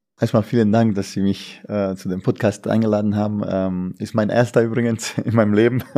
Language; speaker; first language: German; non-native, fluent; Bosnian